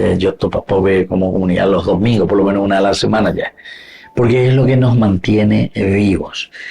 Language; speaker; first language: Spanish; native; Spanish